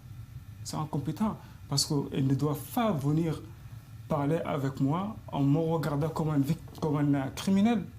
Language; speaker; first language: French; non-native, fluent; Arabic